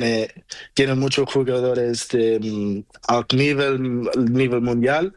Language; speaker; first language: Spanish; non-native, learner; Portuguese